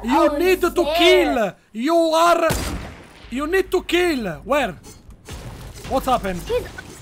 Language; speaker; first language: English; non-native, learner; Italian